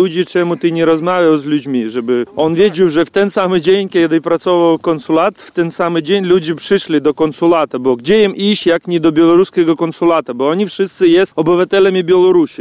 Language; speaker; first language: Polish; non-native, learner; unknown